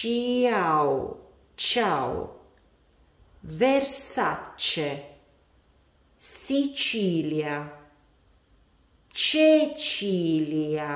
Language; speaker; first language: Italian; non-native, fluent; Latvian